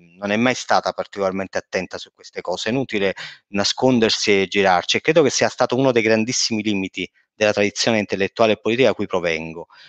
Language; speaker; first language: Italian; native; Italian